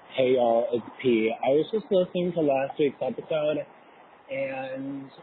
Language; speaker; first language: English; native; English